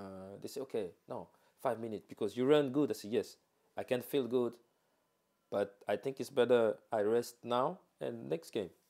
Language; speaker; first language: English; non-native, fluent; French